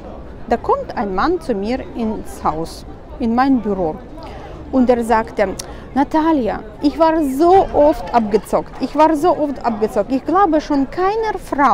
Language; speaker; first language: German; non-native, fluent; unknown